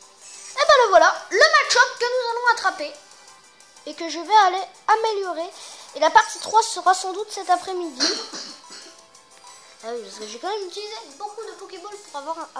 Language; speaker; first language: French; native; French